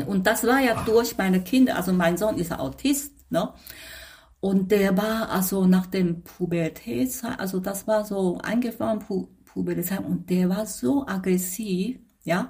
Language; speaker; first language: German; non-native, fluent; Chinese